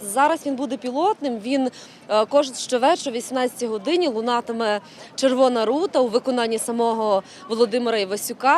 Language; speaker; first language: Ukrainian; native; Ukrainian